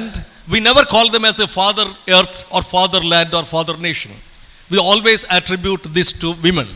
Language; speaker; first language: English; non-native, local second language; Tamil